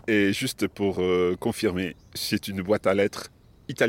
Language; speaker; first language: French; non-native, fluent; English